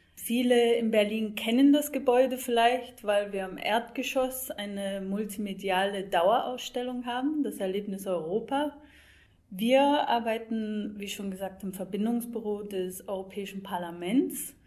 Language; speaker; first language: German; non-native, fluent; English